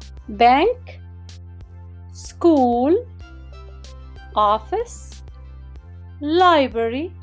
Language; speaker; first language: English; non-native, fluent; Arabic